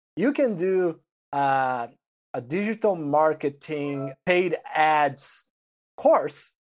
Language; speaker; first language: English; non-native, fluent; Portuguese